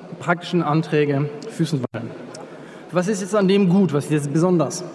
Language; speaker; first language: German; non-native, fluent; French